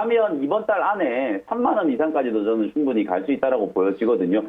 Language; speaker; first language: Korean; native; Korean